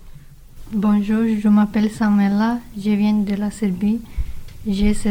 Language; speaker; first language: French; non-native, learner; Arabic